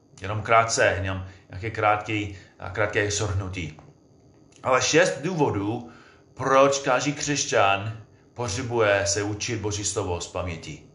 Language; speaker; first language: Czech; non-native, fluent; English